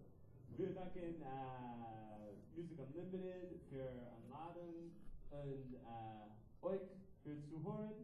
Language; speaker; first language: German; non-native, learner; English